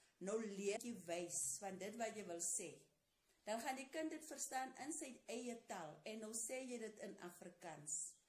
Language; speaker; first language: Afrikaans; non-native, local second language; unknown